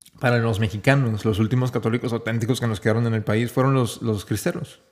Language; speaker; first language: Spanish; native; Spanish